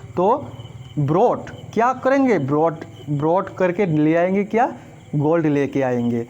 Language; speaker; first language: Hindi; non-native, local second language; Bangla